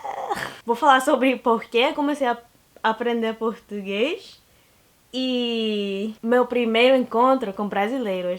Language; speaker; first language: Portuguese; non-native, learner; English